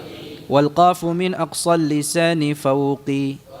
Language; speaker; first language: Arabic; non-native, fluent; Indonesian